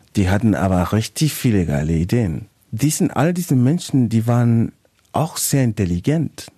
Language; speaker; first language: German; non-native, fluent; Spanish